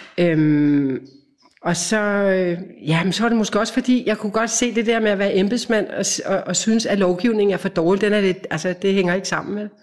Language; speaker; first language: Danish; native; Danish